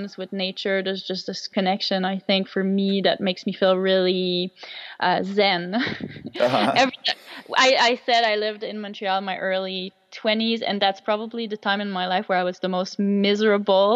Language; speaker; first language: English; non-native, fluent; French